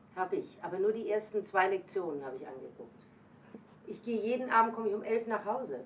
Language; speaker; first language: German; native; German